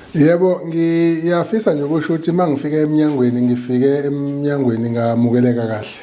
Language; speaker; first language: Zulu; native; Zulu